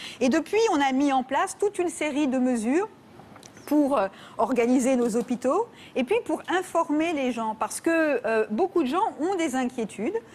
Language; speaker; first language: French; native; French